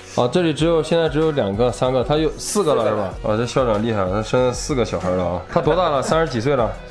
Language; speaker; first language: Chinese; native; Chinese